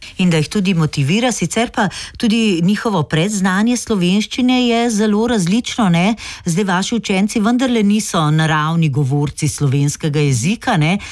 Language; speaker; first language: Slovenian; native; Slovenian